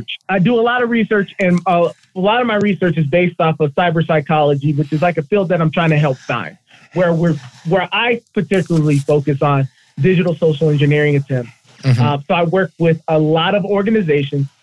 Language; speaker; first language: English; native; English